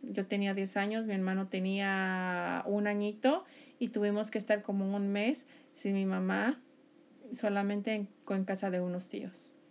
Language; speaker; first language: Spanish; native; Spanish